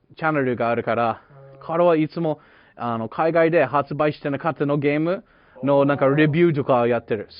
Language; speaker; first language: Japanese; non-native, fluent; English